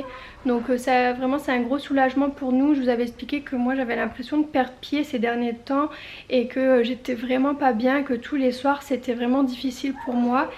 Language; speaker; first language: French; native; French